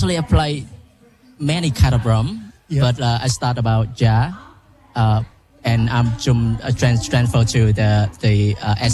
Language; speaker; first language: English; non-native, learner; Vietnamese